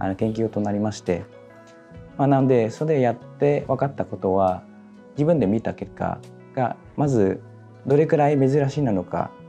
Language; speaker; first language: Japanese; non-native, fluent; Vietnamese